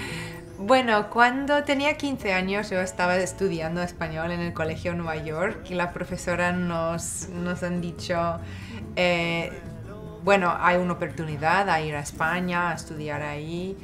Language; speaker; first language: Spanish; non-native, fluent; English